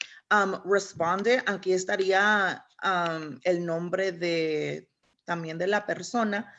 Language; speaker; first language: Spanish; early bilingual, heritage; Spanish